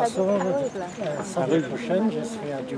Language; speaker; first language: French; non-native, learner; English